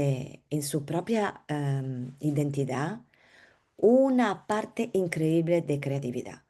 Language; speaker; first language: Spanish; non-native, learner; Italian